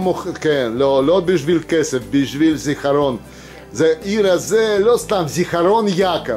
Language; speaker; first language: Hebrew; non-native, learner; Russian